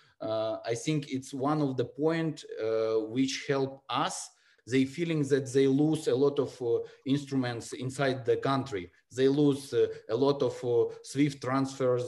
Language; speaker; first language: English; non-native, learner; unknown